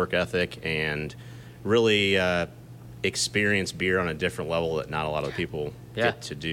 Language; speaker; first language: English; native; English